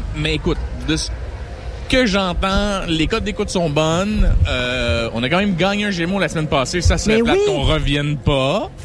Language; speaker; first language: French; native; French